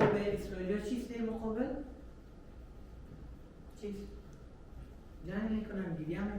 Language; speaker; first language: Persian; native; Persian